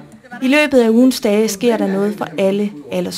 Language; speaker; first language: Danish; native; Danish